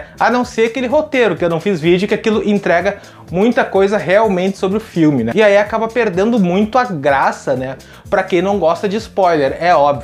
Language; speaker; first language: Portuguese; native; Portuguese